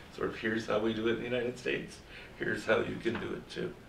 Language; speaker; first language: English; native; English